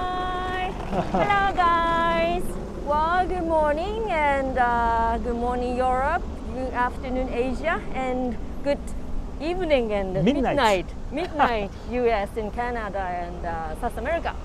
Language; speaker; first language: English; non-native, fluent; Japanese